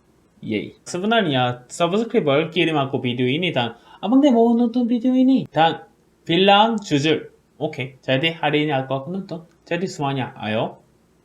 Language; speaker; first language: Indonesian; non-native, learner; Korean